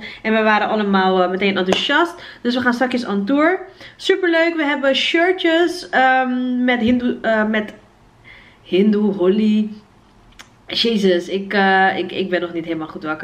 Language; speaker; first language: Dutch; native; Dutch